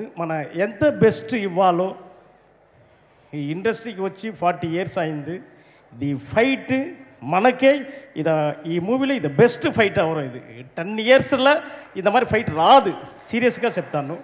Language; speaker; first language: Telugu; non-native, learner; Tamil